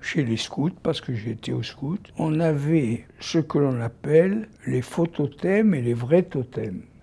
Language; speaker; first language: French; native; French